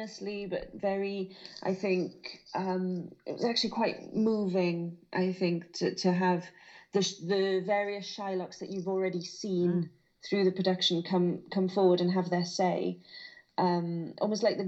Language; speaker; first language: English; native; English